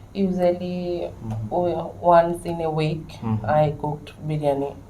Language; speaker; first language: English; non-native, learner; Bangla